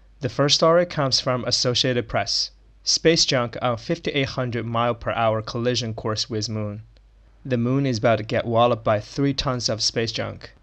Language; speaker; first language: English; non-native, fluent; Chinese